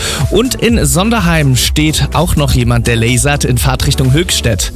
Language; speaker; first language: German; native; German